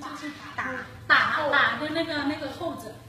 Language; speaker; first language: Chinese; non-native, fluent; Vietnamese